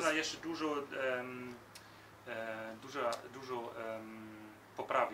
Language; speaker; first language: Polish; early bilingual, heritage; Polish